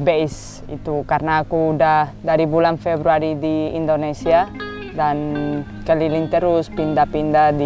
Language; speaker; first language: Indonesian; non-native, fluent; Basque